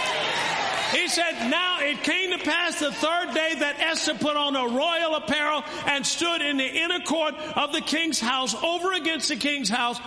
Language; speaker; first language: English; native; English